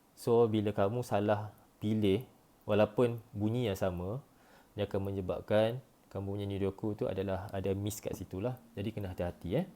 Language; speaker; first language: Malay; native; Malay